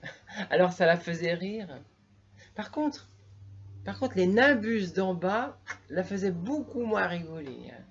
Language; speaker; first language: French; native; French